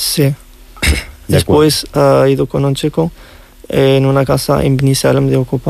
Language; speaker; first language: Spanish; non-native, learner; Riffian